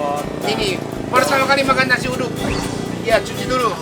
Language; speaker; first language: Indonesian; non-native, fluent; Japanese